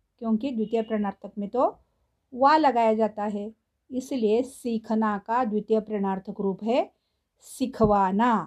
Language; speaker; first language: Hindi; non-native, local second language; Marathi